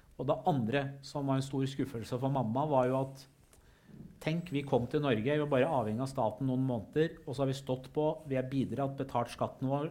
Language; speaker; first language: Norwegian; early bilingual, other home language; Persian